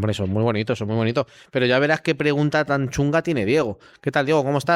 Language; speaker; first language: Spanish; native; Spanish